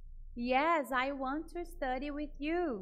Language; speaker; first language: English; non-native, fluent; Portuguese